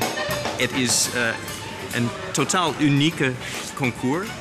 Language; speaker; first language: Dutch; non-native, fluent; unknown